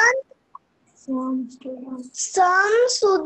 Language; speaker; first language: English; non-native, learner; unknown